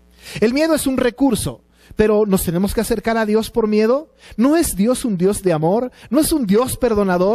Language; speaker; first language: Spanish; native; Spanish